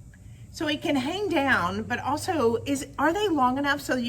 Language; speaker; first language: English; native; English